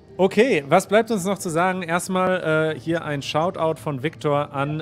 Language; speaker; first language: German; native; German